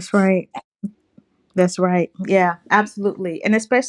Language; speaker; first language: English; native; English